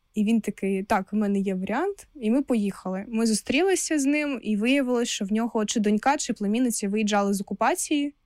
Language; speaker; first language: Ukrainian; non-native, local second language; Russian